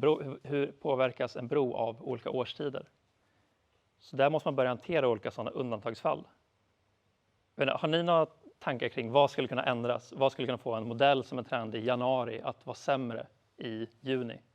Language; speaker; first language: Swedish; native; Swedish